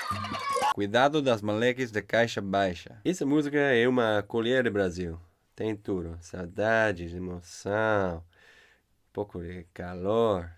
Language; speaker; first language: Portuguese; non-native, learner; English